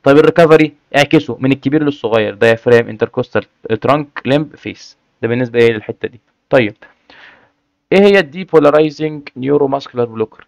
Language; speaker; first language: Arabic; native; Arabic